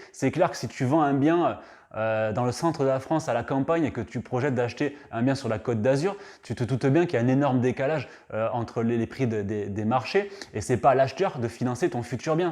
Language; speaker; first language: French; native; French